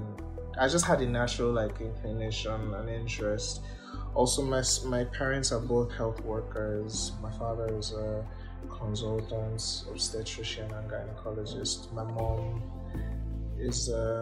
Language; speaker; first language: English; non-native, local second language; Yoruba